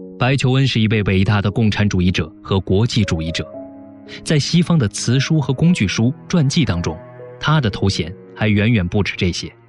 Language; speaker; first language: Chinese; native; Chinese